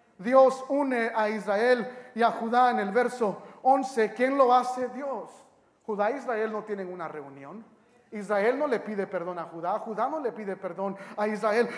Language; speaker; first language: Spanish; early bilingual, heritage; Spanish